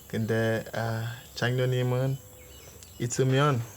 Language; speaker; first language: Korean; non-native, learner; Haitian Creole